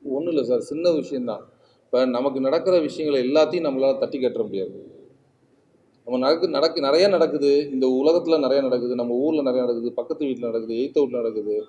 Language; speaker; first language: Tamil; native; Tamil